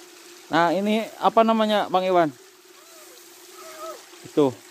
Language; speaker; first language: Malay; non-native, local second language; Sundanese